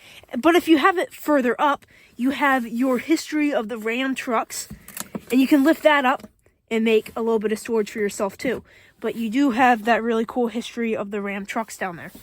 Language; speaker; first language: English; native; English